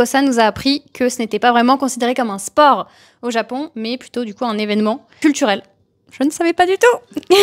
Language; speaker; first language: French; native; French